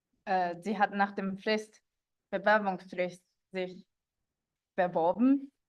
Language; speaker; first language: German; non-native, fluent; Japanese